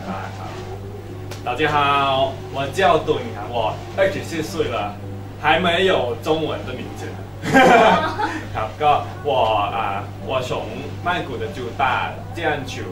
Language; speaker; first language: Chinese; non-native, learner; Thai